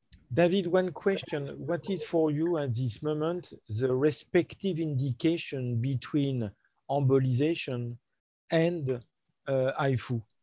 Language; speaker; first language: English; non-native, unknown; French